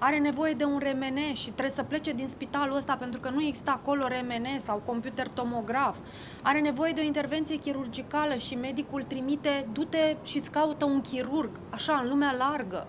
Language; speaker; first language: Romanian; native; Romanian